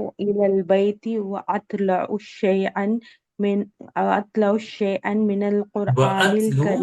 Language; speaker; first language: Arabic; non-native, learner; Urdu